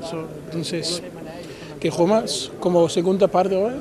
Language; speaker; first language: Spanish; non-native, fluent; Macedonian